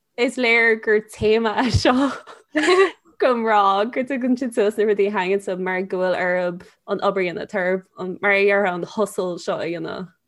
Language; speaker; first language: Irish; non-native, local second language; English